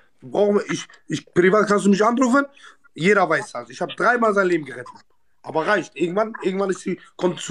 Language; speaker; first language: German; non-native, learner; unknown